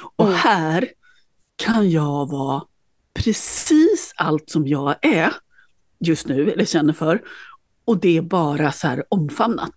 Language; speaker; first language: Swedish; native; Swedish